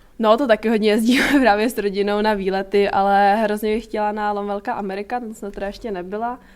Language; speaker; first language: Czech; native; Czech